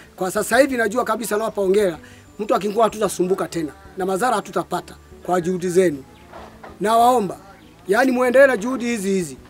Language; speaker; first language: Swahili; non-native, local second language; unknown